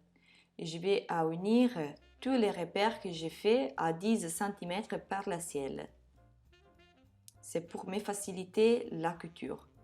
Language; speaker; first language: French; non-native, fluent; Italian